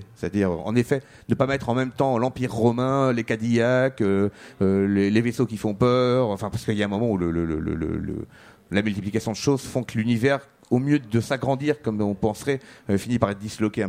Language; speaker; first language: French; native; French